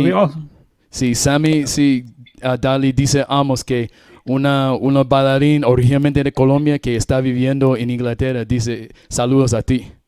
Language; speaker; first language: Spanish; non-native, learner; English